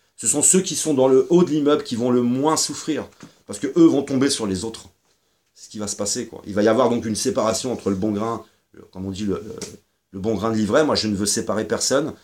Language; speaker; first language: French; native; French